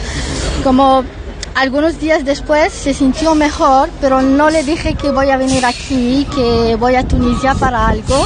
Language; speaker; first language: Spanish; non-native, learner; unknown